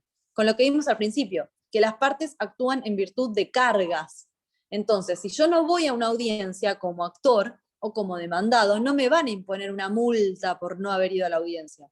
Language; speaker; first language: Spanish; native; Spanish